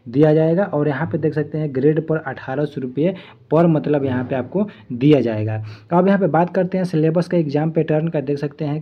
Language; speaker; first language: Hindi; native; Hindi